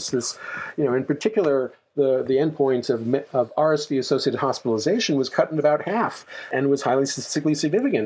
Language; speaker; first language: English; native; English